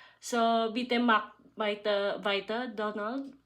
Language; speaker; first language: German; non-native, learner; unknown